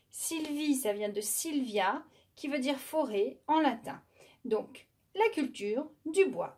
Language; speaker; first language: French; native; French